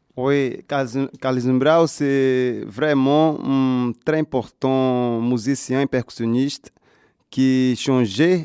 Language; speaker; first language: French; non-native, learner; Portuguese